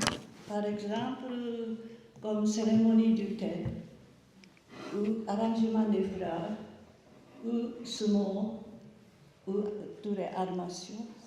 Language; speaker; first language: French; non-native, learner; Japanese